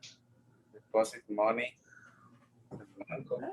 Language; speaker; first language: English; non-native, learner; Spanish